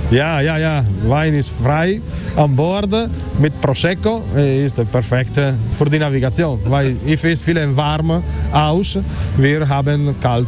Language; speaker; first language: German; non-native, learner; Italian